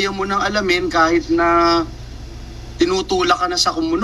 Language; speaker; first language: Filipino; native; Filipino